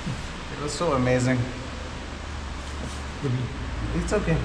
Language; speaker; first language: English; non-native, learner; Hindi